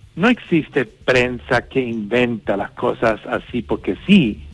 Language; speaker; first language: Spanish; non-native, fluent; English